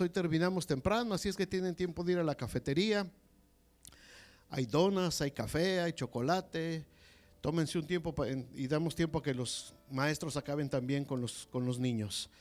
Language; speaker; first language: Spanish; native; Spanish